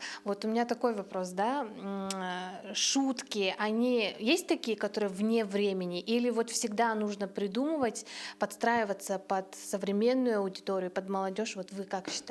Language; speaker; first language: Russian; native; Russian